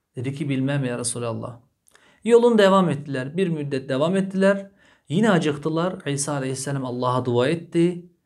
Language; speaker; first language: Turkish; early bilingual, heritage; Turkish